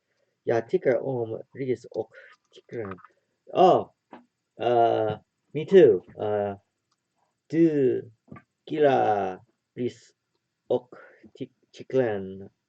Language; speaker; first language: Swedish; non-native, learner; English